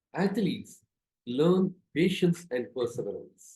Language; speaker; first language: English; non-native, local second language; Tamil